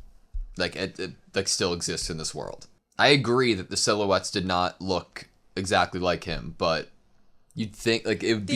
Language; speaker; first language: English; native; English